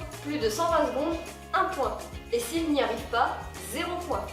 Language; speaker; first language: French; native; French